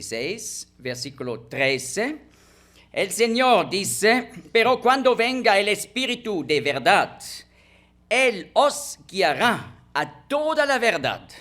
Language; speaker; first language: Spanish; non-native, fluent; German